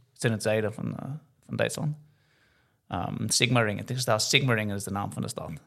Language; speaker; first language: Dutch; non-native, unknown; English